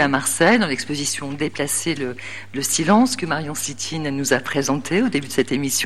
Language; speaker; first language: French; native; French